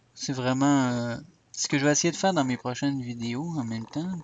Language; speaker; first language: French; native; French